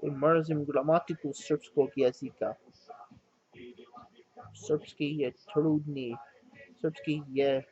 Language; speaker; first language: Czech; non-native, learner; English